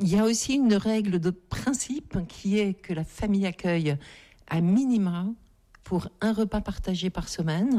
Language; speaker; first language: French; native; French